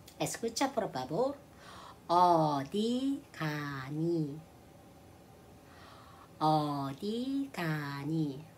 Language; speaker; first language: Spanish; non-native, learner; Korean